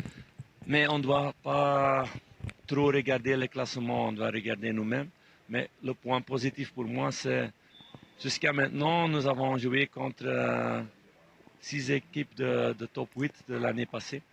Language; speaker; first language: French; non-native, fluent; Dutch